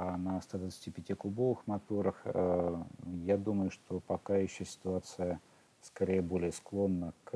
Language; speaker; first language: Russian; native; Russian